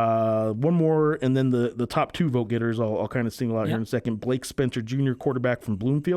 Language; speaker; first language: English; native; English